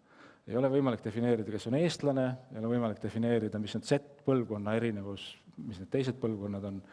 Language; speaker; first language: Estonian; native; Estonian